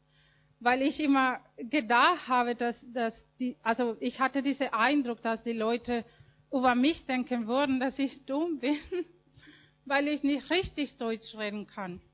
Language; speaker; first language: German; non-native, fluent; Spanish